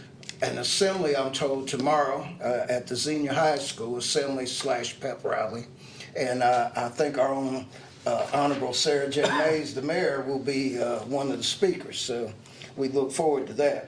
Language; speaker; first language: English; native; English